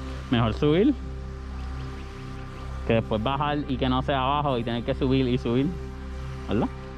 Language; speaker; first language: Spanish; early bilingual, heritage; Spanish